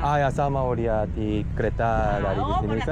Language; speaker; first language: Indonesian; non-native, learner; Korean